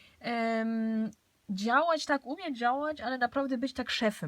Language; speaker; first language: Polish; early bilingual, heritage; Polish